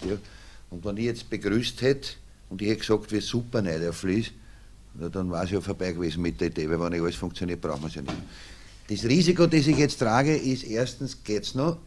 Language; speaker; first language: German; native; German